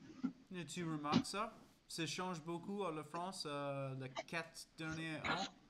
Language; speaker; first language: French; non-native, learner; English